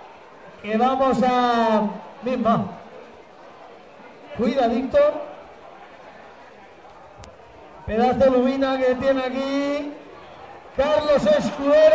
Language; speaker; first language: Spanish; native; Spanish